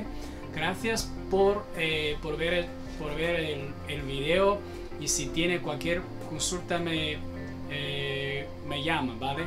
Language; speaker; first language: Spanish; non-native, learner; Chinese